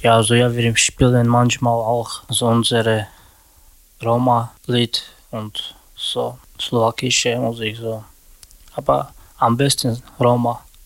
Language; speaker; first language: German; non-native, learner; Slovak